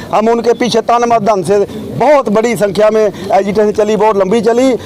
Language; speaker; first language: Hindi; non-native, local second language; Punjabi